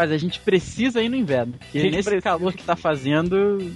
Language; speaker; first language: Portuguese; native; Portuguese